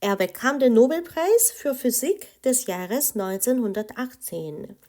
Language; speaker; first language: German; non-native, fluent; Korean